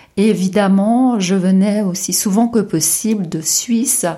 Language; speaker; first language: French; native; French